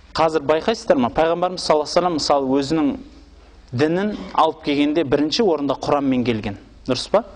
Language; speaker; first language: Kazakh; native; Kazakh